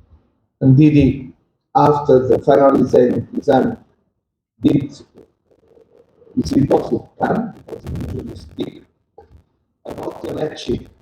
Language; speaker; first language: English; non-native, learner; Portuguese